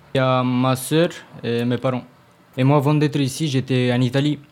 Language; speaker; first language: French; non-native, learner; Romanian